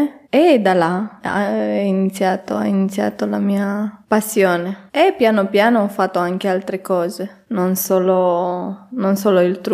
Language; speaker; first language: Italian; non-native, fluent; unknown